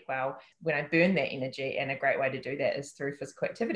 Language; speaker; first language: English; native; English